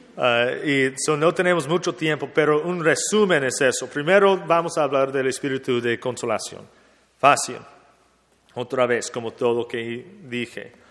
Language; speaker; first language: Spanish; non-native, fluent; English